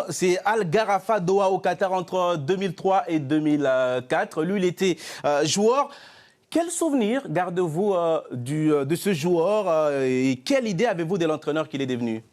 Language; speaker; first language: French; native; French